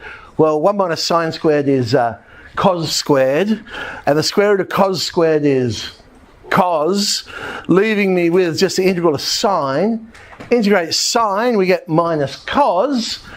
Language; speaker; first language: English; native; English